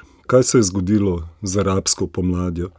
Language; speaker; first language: Slovenian; native; Slovenian